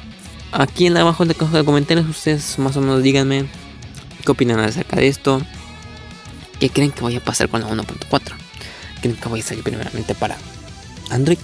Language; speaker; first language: Spanish; native; Spanish